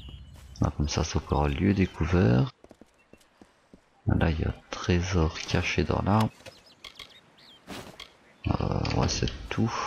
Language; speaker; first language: French; native; French